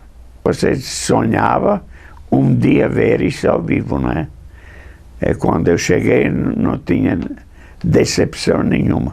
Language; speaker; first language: Portuguese; non-native, fluent; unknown